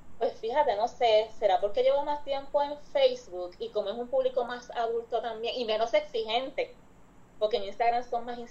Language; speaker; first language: Spanish; native; Spanish